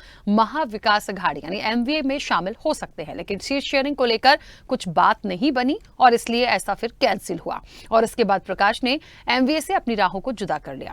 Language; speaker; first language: Hindi; native; Hindi